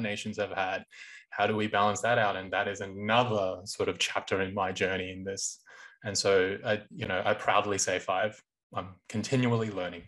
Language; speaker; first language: English; native; English